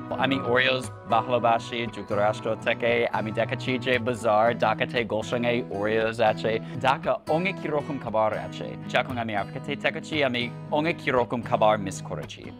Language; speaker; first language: Bangla; non-native, learner; English